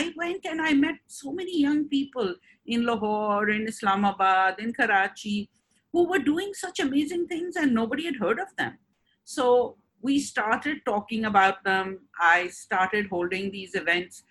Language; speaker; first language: English; non-native, local second language; Urdu